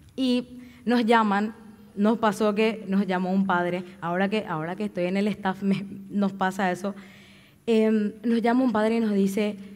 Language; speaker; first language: Spanish; native; Spanish